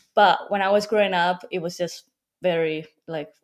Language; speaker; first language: English; non-native, fluent; Spanish